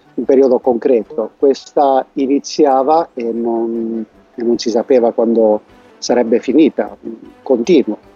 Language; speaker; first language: Italian; native; Italian